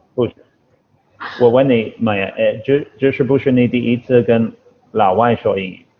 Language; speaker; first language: Chinese; non-native, fluent; English